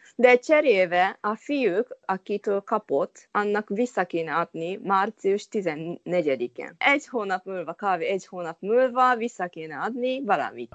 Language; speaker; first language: Hungarian; non-native, fluent; Japanese